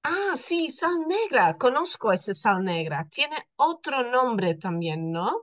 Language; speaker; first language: Spanish; non-native, fluent; Dutch